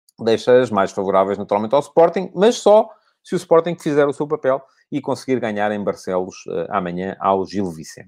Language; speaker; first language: Portuguese; native; Portuguese